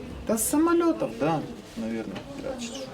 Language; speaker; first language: Russian; native; Russian